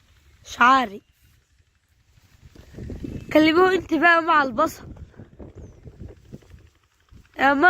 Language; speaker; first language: Arabic; native; Arabic